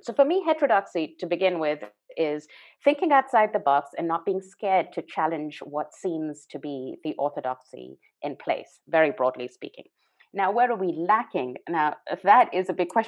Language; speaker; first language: English; non-native, local second language; Urdu